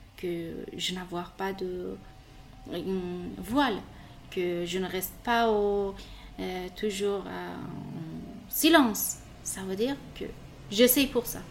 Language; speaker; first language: French; non-native, learner; Persian